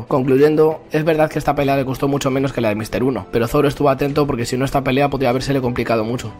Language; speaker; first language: Spanish; native; Spanish